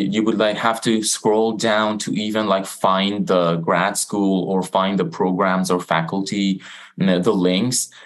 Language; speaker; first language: English; non-native, fluent; Persian